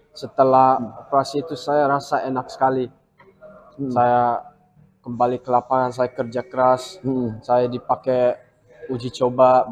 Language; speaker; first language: Indonesian; early bilingual, heritage; English